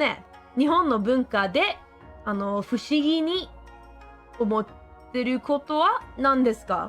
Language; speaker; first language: Japanese; non-native, learner; English